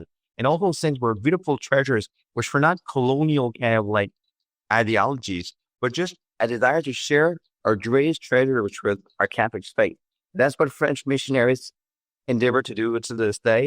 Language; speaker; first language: English; non-native, fluent; French